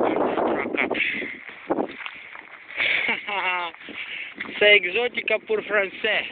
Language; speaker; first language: French; non-native, learner; Romanian